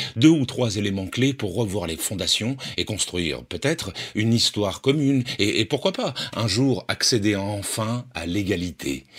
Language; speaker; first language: French; native; French